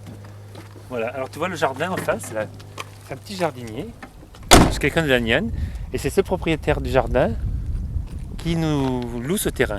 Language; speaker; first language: French; native; French